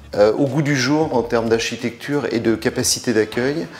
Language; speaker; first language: French; native; French